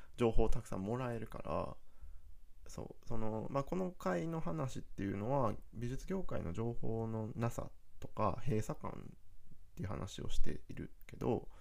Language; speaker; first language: Japanese; native; Japanese